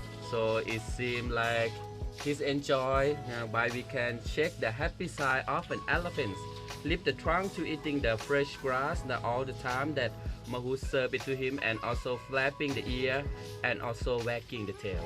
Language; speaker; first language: English; non-native, learner; Thai